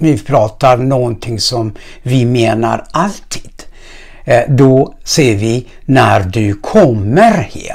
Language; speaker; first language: Swedish; non-native, fluent; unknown